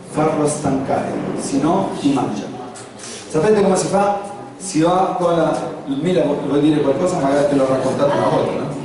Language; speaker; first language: Italian; non-native, fluent; Spanish